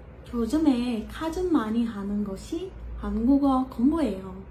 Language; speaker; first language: Korean; non-native, learner; Portuguese